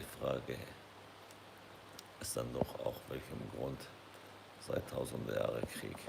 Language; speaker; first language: German; non-native, fluent; Kurdish